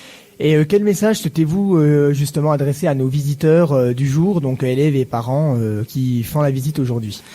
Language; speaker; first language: French; native; French